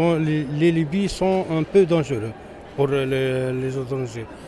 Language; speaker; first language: French; non-native, learner; Arabic